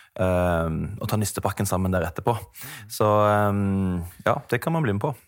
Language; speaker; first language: Norwegian; native; Norwegian